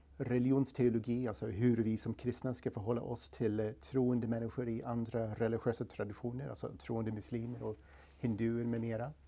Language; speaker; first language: Swedish; non-native, fluent; English